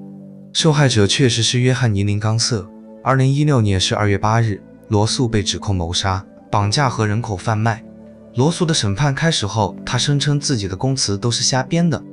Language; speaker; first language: Chinese; native; Chinese